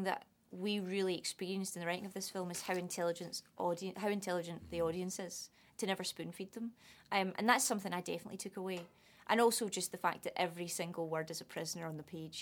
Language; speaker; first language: English; native; English